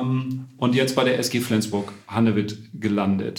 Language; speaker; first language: German; native; German